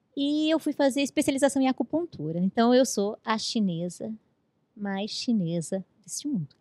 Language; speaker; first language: Portuguese; native; Portuguese